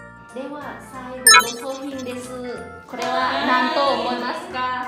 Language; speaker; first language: Japanese; non-native, learner; Vietnamese